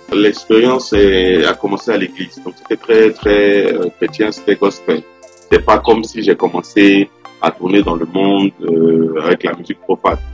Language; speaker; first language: French; non-native, local second language; Yoruba